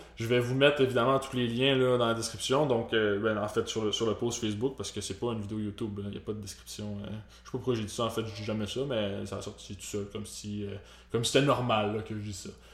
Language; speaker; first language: French; native; French